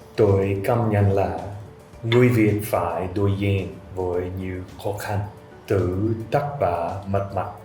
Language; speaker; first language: Vietnamese; non-native, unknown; English